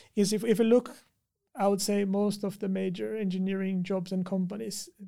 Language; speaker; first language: English; non-native, fluent; Portuguese